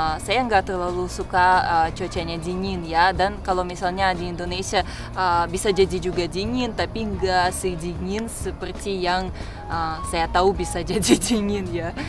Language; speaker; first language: Indonesian; non-native, fluent; Russian